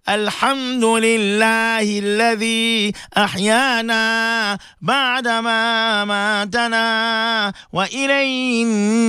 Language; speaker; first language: English; native; English